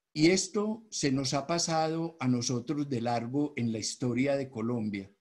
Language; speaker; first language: Spanish; native; Spanish